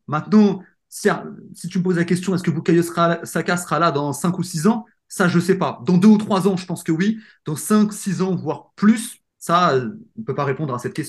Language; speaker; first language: French; native; French